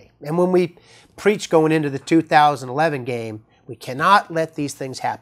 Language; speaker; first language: English; native; English